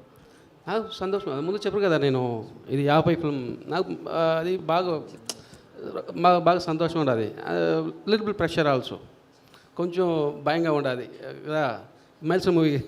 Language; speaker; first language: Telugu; non-native, learner; Tamil